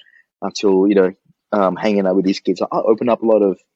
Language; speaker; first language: English; early bilingual, other home language; Indonesian